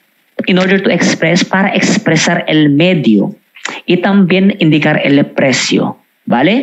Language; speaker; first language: Spanish; non-native, fluent; Filipino